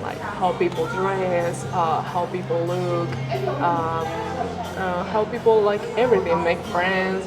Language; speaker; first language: English; non-native, fluent; Spanish